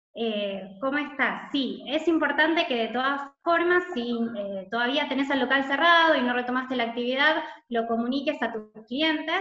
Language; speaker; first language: Spanish; native; Spanish